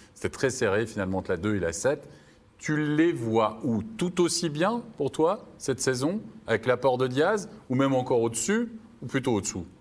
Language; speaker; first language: French; native; French